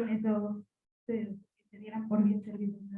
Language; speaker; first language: Spanish; native; Spanish